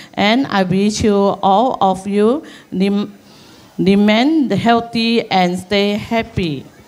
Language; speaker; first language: English; non-native, local second language; Chinese